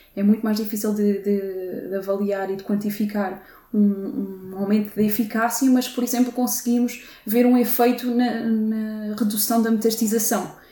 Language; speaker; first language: Portuguese; native; Portuguese